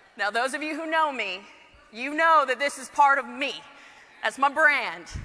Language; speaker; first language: English; native; English